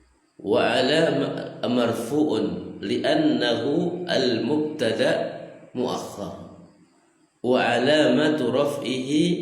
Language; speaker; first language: Arabic; non-native, fluent; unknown